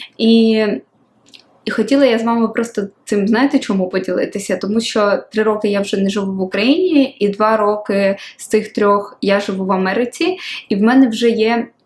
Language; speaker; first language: Ukrainian; non-native, local second language; Russian